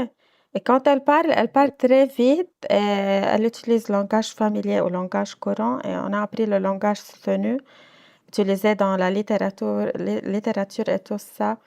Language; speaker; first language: French; non-native, local second language; Arabic